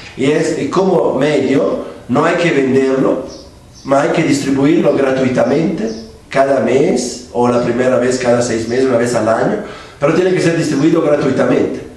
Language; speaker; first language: Spanish; non-native, fluent; Italian